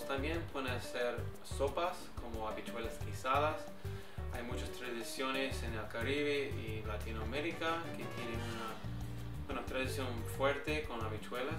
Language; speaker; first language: Spanish; early bilingual, heritage; English